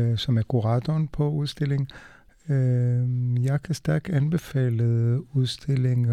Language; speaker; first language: Danish; non-native, fluent; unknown